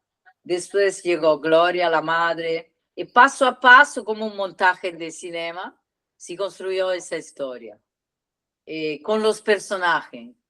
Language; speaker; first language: Spanish; non-native, learner; Italian